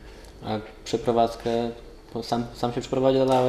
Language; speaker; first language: Polish; native; Polish